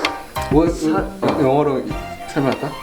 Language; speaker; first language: Korean; early bilingual, heritage; Korean